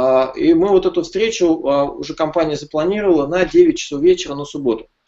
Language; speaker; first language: Russian; native; Russian